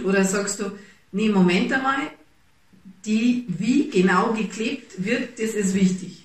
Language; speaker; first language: German; native; German